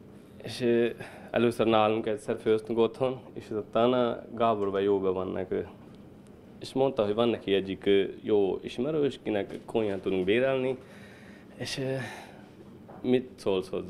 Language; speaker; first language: Hungarian; non-native, learner; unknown